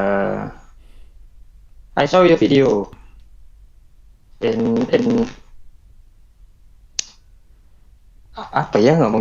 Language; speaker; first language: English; non-native, learner; Indonesian